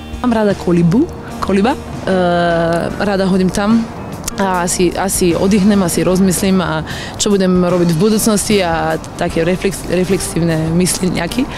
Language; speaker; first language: Slovak; non-native, learner; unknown